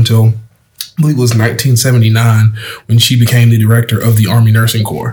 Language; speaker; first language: English; native; English